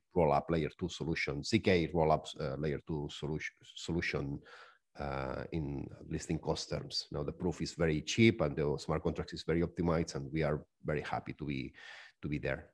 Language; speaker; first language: English; non-native, fluent; Spanish